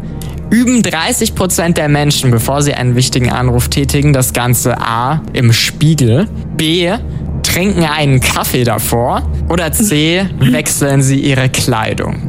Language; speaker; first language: German; native; German